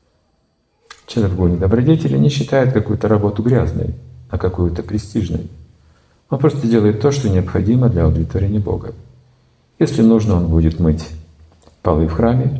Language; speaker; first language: Russian; native; Russian